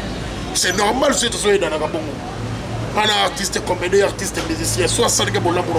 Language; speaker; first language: French; non-native, local second language; Lingala